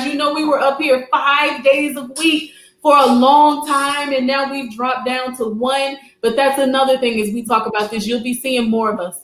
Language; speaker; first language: English; native; English